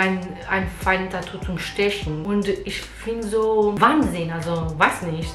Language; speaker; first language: German; non-native, learner; Portuguese